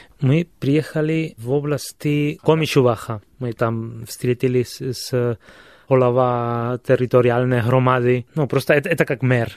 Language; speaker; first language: Russian; non-native, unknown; Spanish